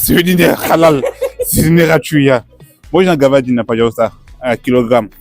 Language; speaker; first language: Russian; non-native, learner; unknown